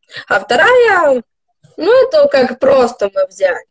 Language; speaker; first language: Russian; non-native, local second language; Ukrainian